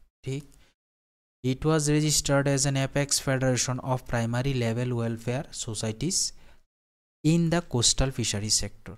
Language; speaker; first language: English; non-native, local second language; Bangla